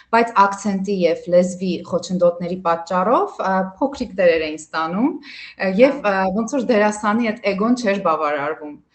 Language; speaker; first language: Armenian; early bilingual, heritage; Armenian